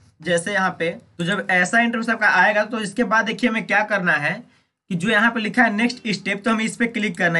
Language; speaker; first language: Hindi; native; Hindi